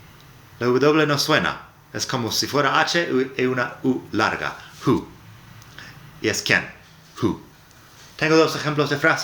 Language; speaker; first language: Spanish; non-native, fluent; English